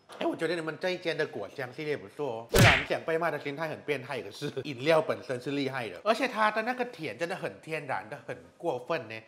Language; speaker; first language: Chinese; non-native, fluent; Thai